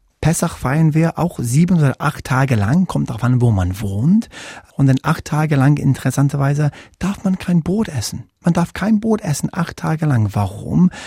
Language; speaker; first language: German; non-native, fluent; English